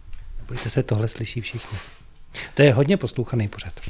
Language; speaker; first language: Czech; native; Czech